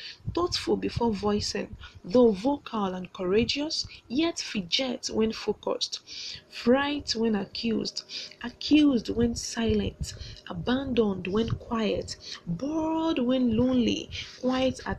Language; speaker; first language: English; non-native, local second language; Yoruba